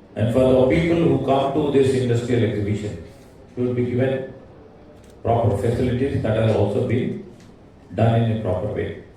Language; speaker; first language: English; non-native, local second language; Telugu